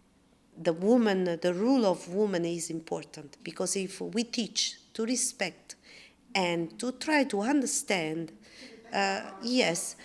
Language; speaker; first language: English; non-native, learner; Italian